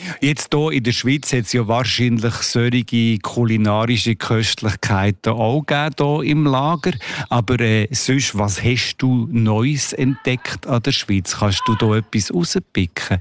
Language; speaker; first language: German; native; German